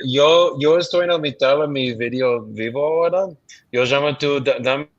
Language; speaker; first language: Spanish; non-native, learner; English